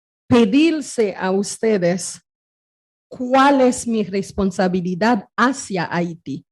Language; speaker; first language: Spanish; non-native, fluent; Haitian Creole